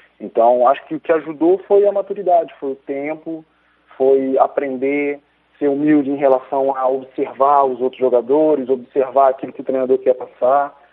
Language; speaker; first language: Portuguese; native; Portuguese